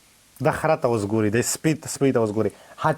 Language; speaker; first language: Arabic; non-native, learner; Pashto